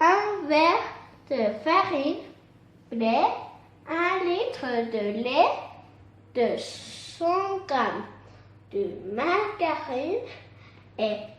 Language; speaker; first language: French; non-native, learner; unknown